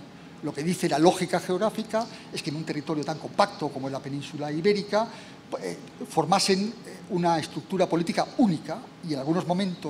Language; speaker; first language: Spanish; native; Spanish